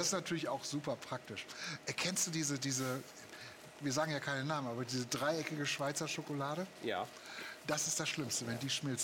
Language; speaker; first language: German; native; German